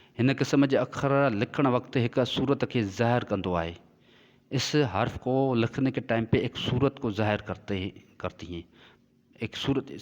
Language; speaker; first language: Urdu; non-native, local second language; Sindhi